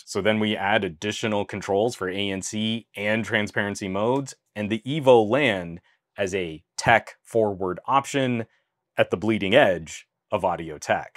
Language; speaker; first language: English; native; English